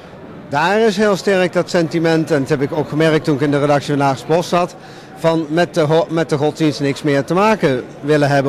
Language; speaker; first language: Dutch; native; Dutch